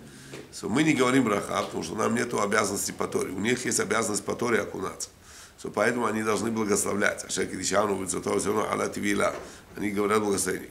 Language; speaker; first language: Russian; native; Russian